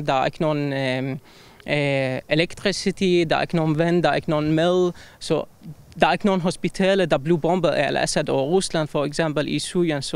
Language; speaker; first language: Danish; non-native, fluent; Arabic